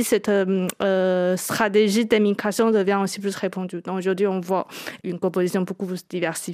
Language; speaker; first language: French; non-native, fluent; Chinese